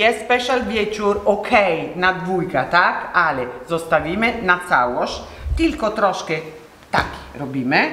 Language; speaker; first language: Polish; non-native, learner; Italian